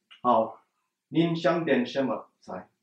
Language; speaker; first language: Chinese; non-native, learner; English